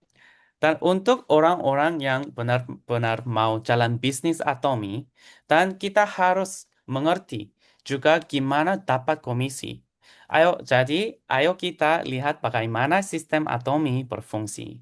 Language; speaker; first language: Indonesian; non-native, fluent; Korean